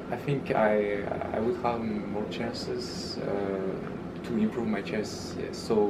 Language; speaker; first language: English; early bilingual, other home language; Malagasy